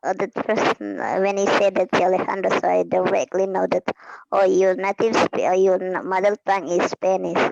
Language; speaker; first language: English; non-native, fluent; Indonesian